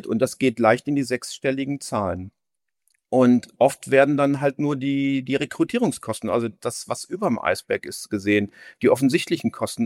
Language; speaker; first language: German; native; German